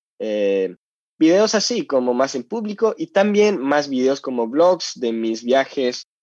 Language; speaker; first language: Spanish; non-native, fluent; English